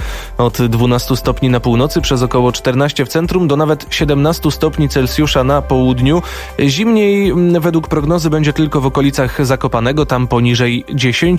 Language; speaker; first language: Polish; native; Polish